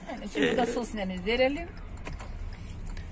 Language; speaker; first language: Turkish; native; Turkish